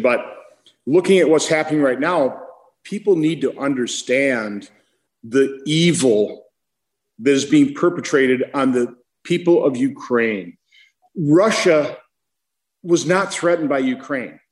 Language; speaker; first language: English; native; English